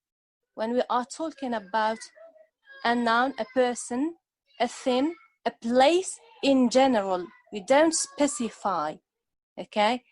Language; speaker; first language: English; non-native, fluent; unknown